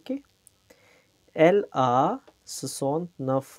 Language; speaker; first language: French; non-native, fluent; Hindi